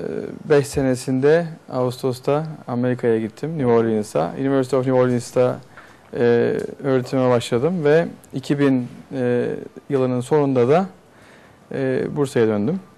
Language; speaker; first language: Turkish; native; Turkish